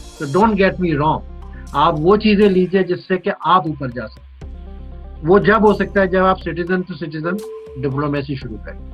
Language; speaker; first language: Urdu; native; Urdu